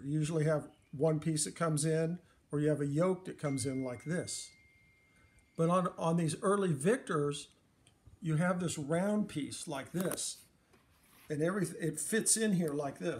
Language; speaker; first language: English; native; English